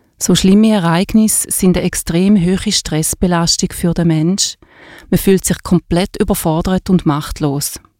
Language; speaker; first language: German; native; German